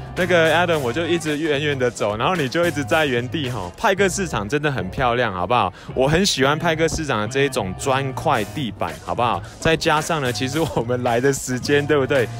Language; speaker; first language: Chinese; early bilingual, heritage; Chinese